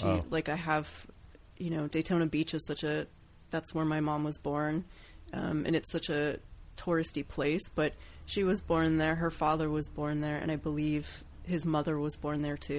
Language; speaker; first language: English; native; English